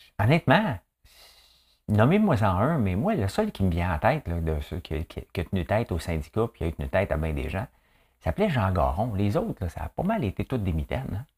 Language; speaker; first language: French; native; French